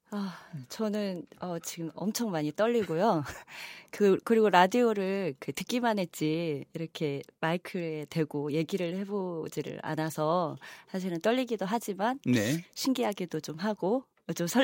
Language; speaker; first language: Korean; native; Korean